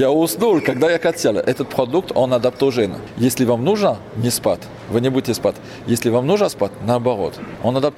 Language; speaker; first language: Russian; non-native, fluent; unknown